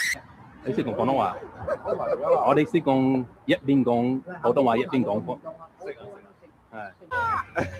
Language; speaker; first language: Cantonese; non-native, learner; English